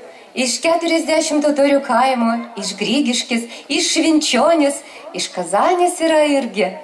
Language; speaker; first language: Lithuanian; non-native, fluent; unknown